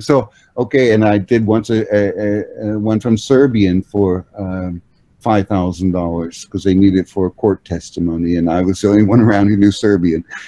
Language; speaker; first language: English; native; English